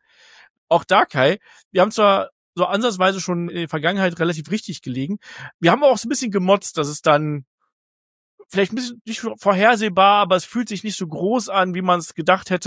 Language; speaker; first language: German; native; German